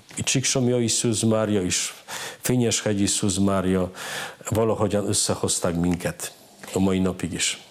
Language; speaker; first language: Hungarian; non-native, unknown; Polish